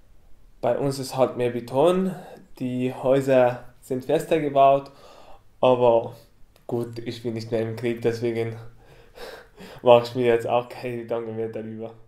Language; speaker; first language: German; non-native, fluent; Arabic